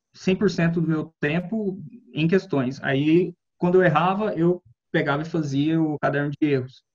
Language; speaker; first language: Portuguese; native; Portuguese